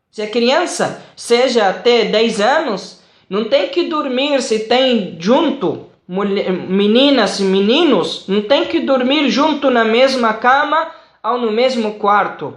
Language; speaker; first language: Portuguese; non-native, fluent; Arabic